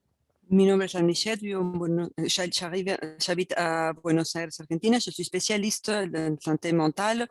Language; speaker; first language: French; non-native, fluent; Spanish